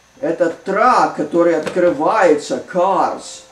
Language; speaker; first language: Russian; native; Russian